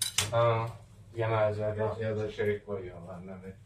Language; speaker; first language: Turkish; native; Turkish